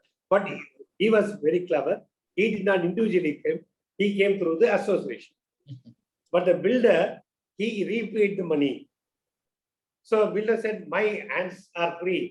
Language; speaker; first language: English; non-native, local second language; Tamil